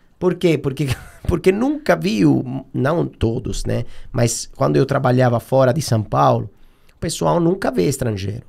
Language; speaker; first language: Portuguese; non-native, fluent; Italian